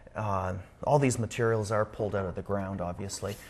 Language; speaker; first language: English; native; English